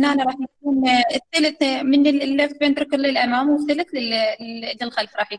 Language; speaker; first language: Arabic; native; Arabic